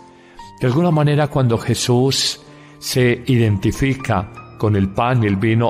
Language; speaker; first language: Spanish; native; Spanish